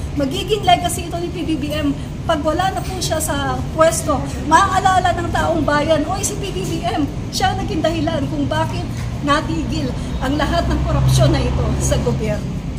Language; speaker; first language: Filipino; non-native, local second language; Cebuano